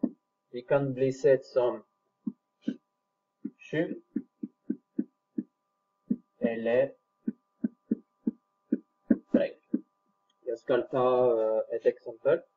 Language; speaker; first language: Norwegian; non-native, fluent; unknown